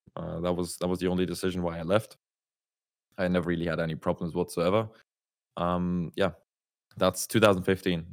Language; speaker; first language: English; non-native, fluent; German